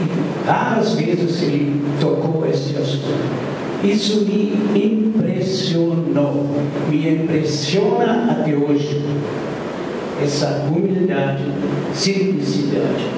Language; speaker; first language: Portuguese; non-native, fluent; German